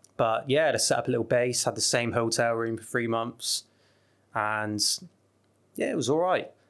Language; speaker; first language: English; native; English